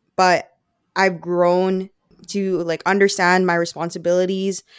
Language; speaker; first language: English; non-native, fluent; Filipino